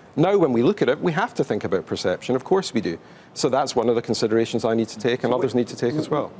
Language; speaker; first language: English; native; English